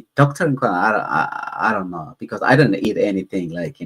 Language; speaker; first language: English; non-native, learner; Amharic